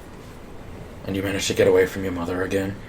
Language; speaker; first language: English; native; English